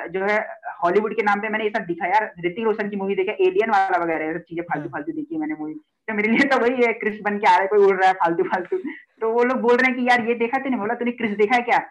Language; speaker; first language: Hindi; native; Hindi